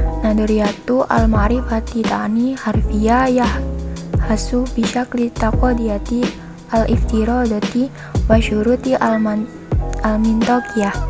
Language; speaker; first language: Arabic; non-native, learner; Indonesian